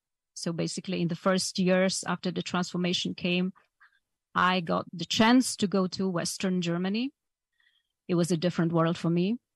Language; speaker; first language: English; non-native, fluent; Polish